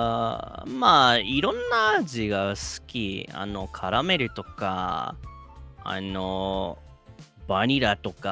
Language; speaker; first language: Japanese; non-native, fluent; English